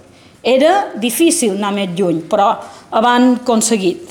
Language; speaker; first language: Catalan; native; Catalan